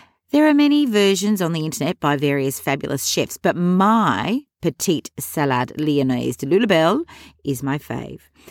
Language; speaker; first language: English; native; English